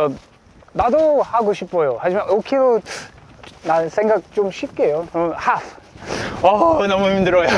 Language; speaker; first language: Korean; non-native, learner; English